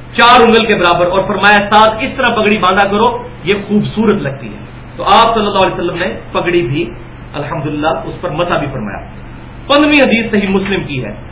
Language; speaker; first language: Urdu; non-native, local second language; Punjabi